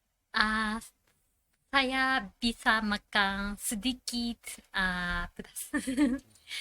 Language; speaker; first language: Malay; non-native, learner; Japanese